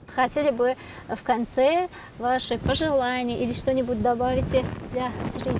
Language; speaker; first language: Russian; non-native, local second language; Tajik